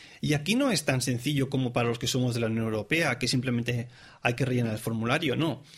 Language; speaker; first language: Spanish; non-native, local second language; Catalan